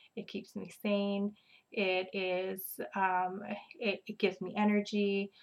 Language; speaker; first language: English; native; English